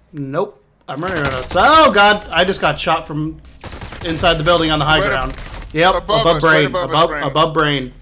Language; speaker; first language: English; native; English